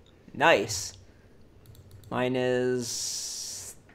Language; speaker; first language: English; native; English